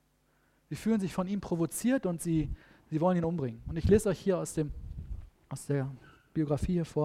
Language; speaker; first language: German; native; German